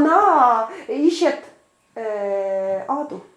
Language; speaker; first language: Russian; non-native, learner; Estonian